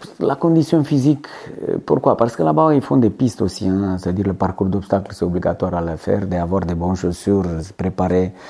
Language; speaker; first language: French; non-native, fluent; Romanian